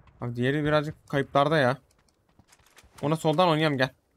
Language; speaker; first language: Turkish; native; Turkish